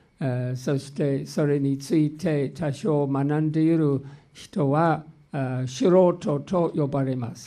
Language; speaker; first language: Japanese; non-native, fluent; English